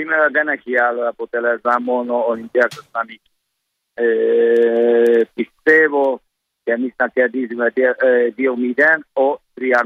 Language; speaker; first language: Greek; non-native, learner; Hungarian